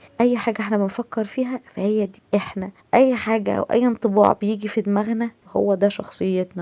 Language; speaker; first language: Arabic; native; Arabic